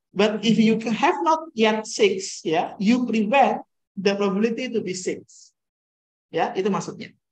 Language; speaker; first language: English; non-native, fluent; Indonesian